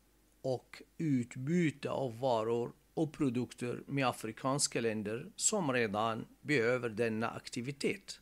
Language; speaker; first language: Swedish; non-native, fluent; Arabic